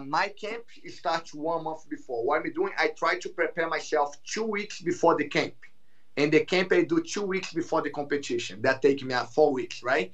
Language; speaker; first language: English; non-native, learner; Portuguese